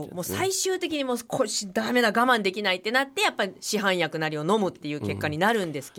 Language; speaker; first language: Japanese; native; Japanese